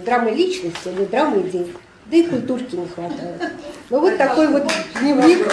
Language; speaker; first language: Russian; native; Russian